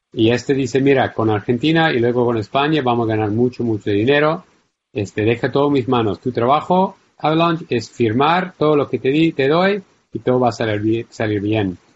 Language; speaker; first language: Spanish; non-native, fluent; English